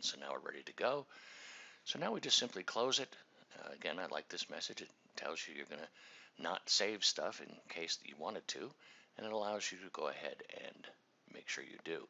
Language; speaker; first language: English; native; English